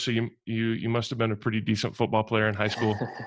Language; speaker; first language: English; native; English